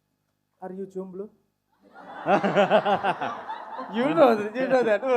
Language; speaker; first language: English; non-native, fluent; Indonesian